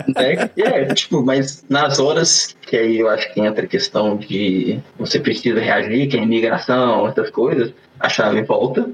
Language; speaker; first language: Portuguese; native; Portuguese